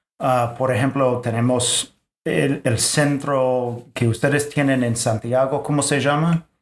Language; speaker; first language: Spanish; non-native, fluent; English